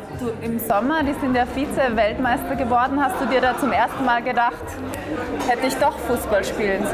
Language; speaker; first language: German; native; German